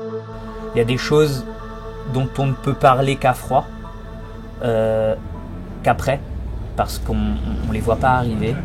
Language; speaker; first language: French; native; French